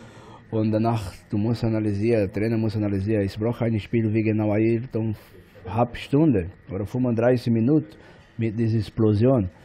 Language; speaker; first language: German; non-native, learner; Portuguese